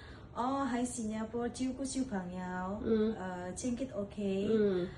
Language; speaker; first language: Cantonese; non-native, learner; Indonesian